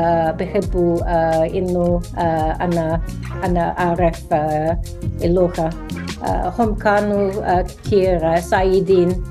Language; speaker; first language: Arabic; non-native, learner; English